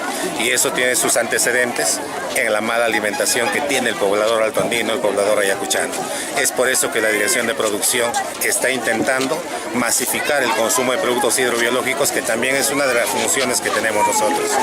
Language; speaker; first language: Spanish; native; Spanish